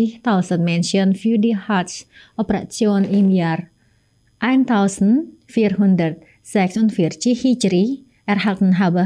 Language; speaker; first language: German; non-native, fluent; Indonesian